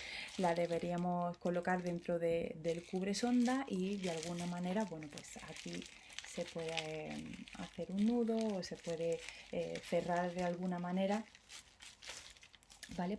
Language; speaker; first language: Spanish; native; Spanish